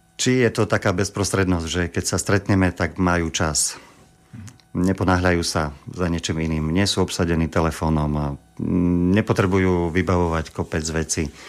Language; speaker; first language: Slovak; native; Slovak